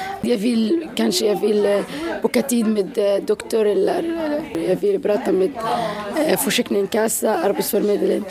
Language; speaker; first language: Swedish; non-native, learner; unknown